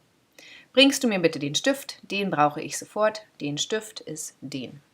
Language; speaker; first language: German; non-native, fluent; English